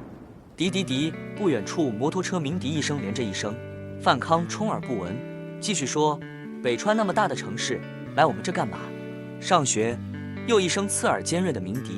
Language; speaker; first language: Chinese; native; Chinese